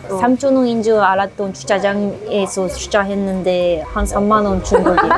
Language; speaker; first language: Korean; non-native, fluent; Japanese